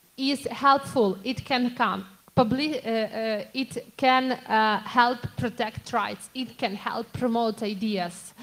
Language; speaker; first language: English; non-native, fluent; Ukrainian